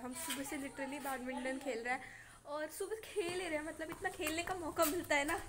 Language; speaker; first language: Hindi; native; Hindi